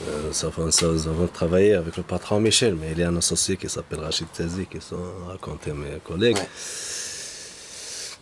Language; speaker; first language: French; non-native, learner; Arabic